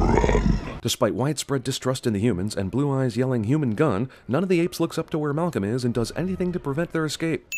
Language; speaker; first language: English; native; English